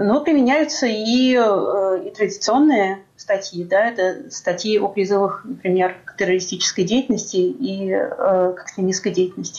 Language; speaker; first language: Russian; native; Russian